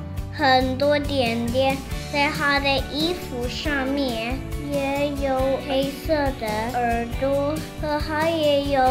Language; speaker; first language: Chinese; early bilingual, other home language; English